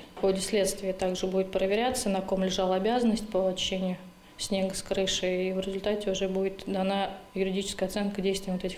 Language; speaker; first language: Russian; native; Russian